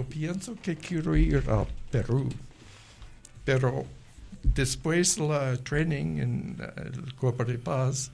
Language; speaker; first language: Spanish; non-native, learner; English